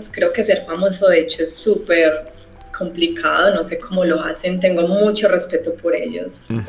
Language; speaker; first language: Spanish; native; Spanish